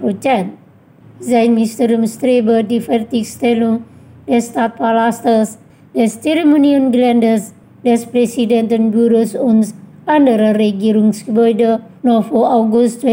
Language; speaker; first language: German; non-native, fluent; Indonesian